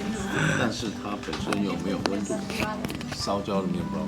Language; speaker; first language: Chinese; native; Chinese